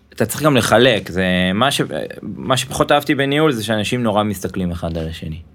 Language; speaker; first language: Hebrew; native; Hebrew